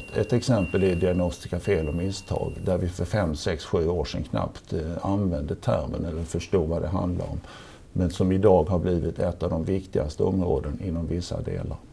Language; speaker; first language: Swedish; native; Swedish